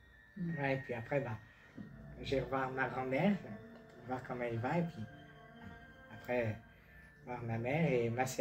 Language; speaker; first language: French; native; French